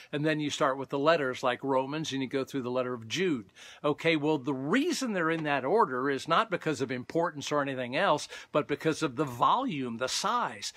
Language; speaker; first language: English; native; English